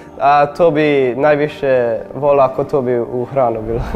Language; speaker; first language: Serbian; early bilingual, heritage; English